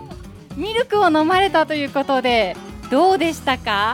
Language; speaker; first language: Japanese; native; Japanese